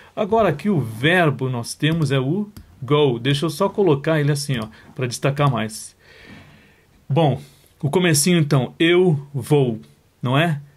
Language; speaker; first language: Portuguese; native; Portuguese